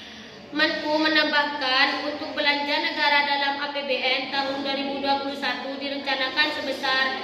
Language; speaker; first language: Indonesian; native; Indonesian